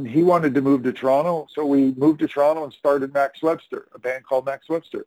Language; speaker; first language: English; native; English